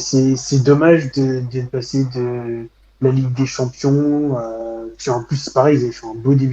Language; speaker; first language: French; native; French